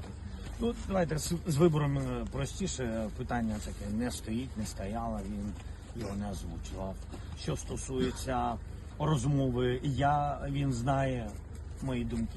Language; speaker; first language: Ukrainian; non-native, local second language; Russian